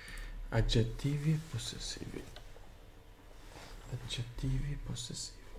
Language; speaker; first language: Italian; non-native, learner; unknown